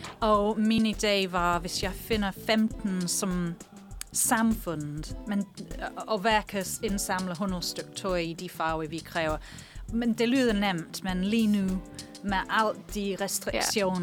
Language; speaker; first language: Danish; non-native, fluent; English